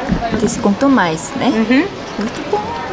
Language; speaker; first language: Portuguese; non-native, learner; Korean